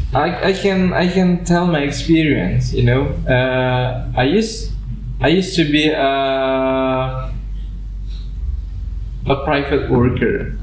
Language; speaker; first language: English; non-native, fluent; Indonesian